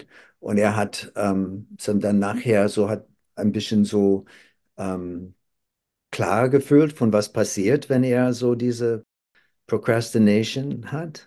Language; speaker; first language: German; non-native, fluent; English